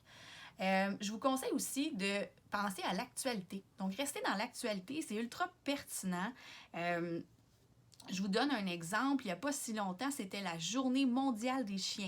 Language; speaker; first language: French; native; French